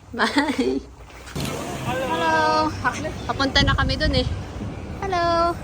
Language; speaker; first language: Filipino; native; Filipino